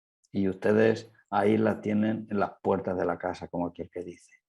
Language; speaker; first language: Spanish; native; Spanish